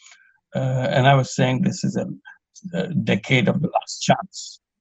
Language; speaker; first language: English; non-native, local second language; Bangla